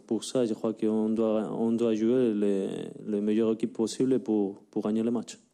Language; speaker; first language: French; non-native, learner; Spanish